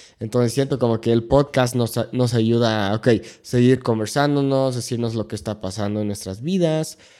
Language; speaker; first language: Spanish; non-native, fluent; English